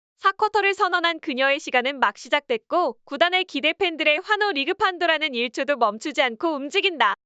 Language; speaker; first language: Korean; native; Korean